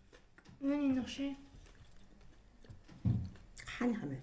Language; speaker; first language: Mongolian; native; Mongolian